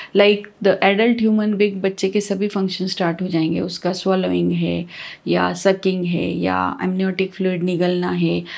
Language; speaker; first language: Hindi; non-native, local second language; Marathi